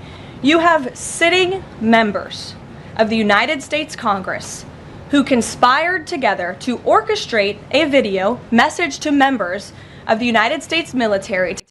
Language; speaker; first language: English; native; English